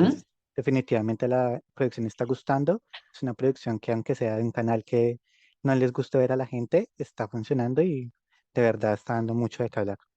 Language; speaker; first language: Spanish; native; Spanish